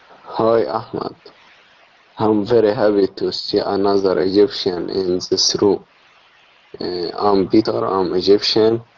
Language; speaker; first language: English; non-native, learner; Arabic